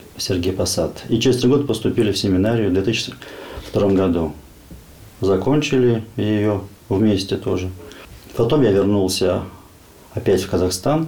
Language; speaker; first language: Russian; native; Russian